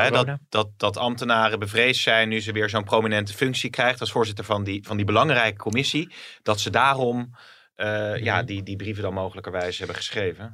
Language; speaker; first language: Dutch; native; Dutch